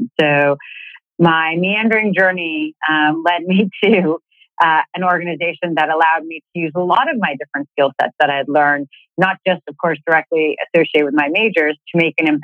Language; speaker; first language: English; native; English